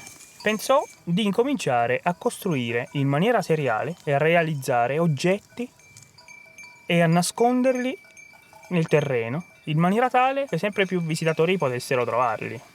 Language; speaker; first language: Italian; native; Italian